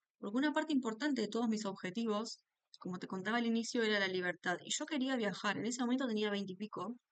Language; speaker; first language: Spanish; native; Spanish